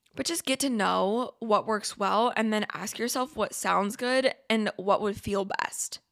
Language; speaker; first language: English; native; English